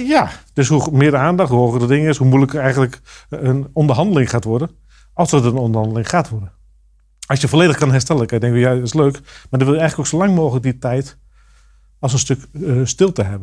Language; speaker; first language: Dutch; native; Dutch